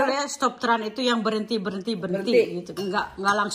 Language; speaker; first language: Indonesian; native; Indonesian